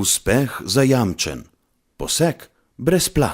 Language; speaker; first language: Slovenian; native; Slovenian